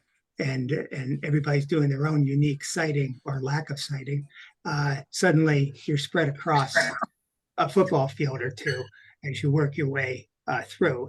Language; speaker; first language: English; native; English